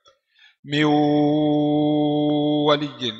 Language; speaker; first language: Arabic; non-native, fluent; Indonesian